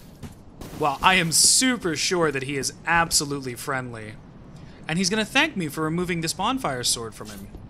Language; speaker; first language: English; native; English